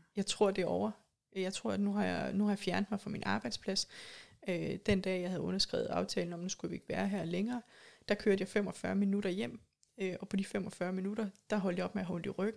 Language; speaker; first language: Danish; native; Danish